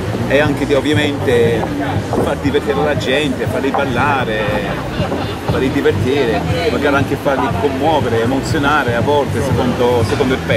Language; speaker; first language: Italian; non-native, fluent; English